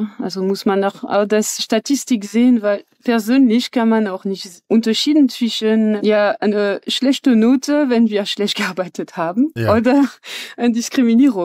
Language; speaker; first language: German; non-native, fluent; French